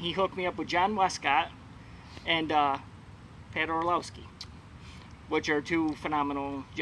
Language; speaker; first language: English; native; English